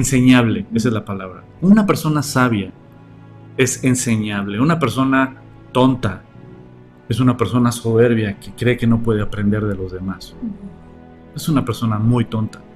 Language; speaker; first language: Spanish; native; Spanish